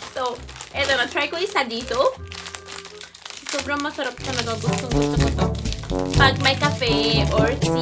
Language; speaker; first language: Filipino; non-native, learner; English